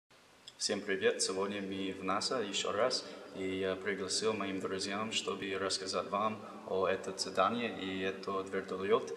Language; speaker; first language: Russian; non-native, learner; English